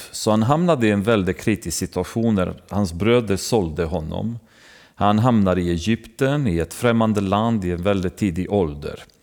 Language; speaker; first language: Swedish; non-native, fluent; Romanian